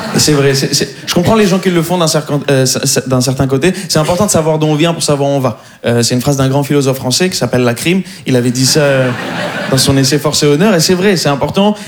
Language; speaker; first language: French; native; French